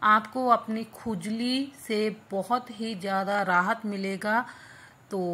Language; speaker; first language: Hindi; non-native, local second language; Punjabi